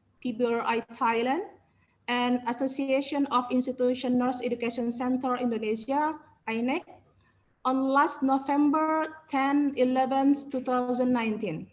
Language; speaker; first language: English; non-native, learner; Indonesian